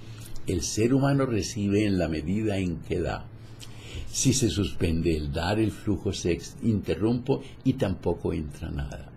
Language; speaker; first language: Spanish; native; Spanish